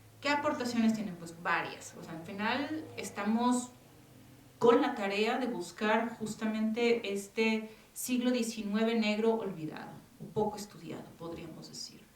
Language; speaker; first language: Spanish; native; Spanish